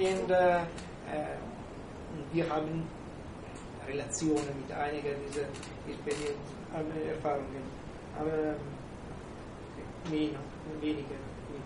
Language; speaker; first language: German; non-native, fluent; Italian